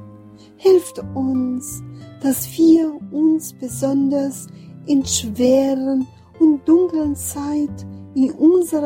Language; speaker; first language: German; non-native, fluent; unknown